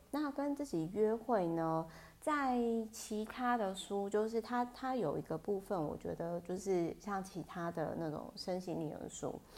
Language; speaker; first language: Chinese; native; Chinese